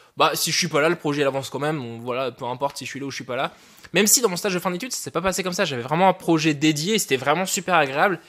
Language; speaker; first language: French; native; French